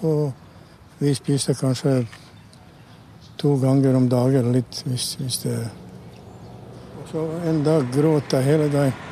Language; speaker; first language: Norwegian; non-native, learner; Bosnian